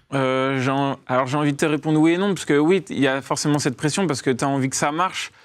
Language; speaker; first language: French; native; French